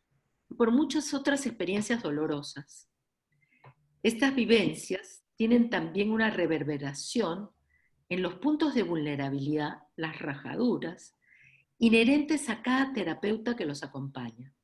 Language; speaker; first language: Spanish; native; Spanish